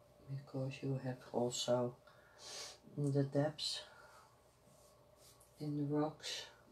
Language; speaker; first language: English; non-native, fluent; Dutch